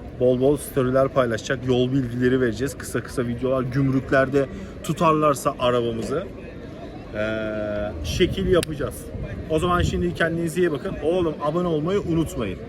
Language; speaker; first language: Turkish; early bilingual, other home language; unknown